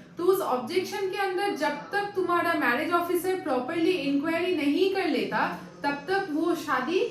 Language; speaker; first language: Hindi; non-native, local second language; Bangla